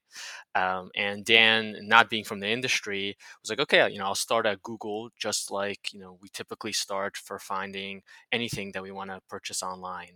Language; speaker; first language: English; native; English